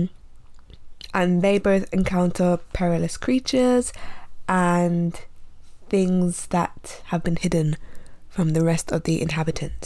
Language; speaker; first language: English; native; English